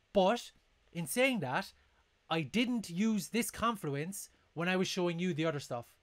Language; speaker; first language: English; native; English